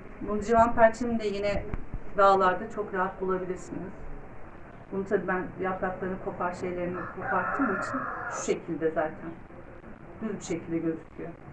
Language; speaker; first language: Turkish; native; Turkish